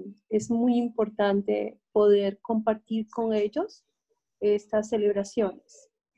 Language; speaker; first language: Spanish; native; Spanish